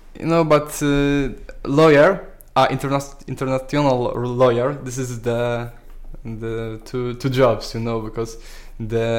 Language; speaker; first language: English; non-native, learner; Polish